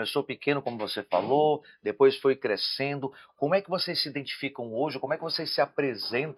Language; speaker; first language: Portuguese; native; Portuguese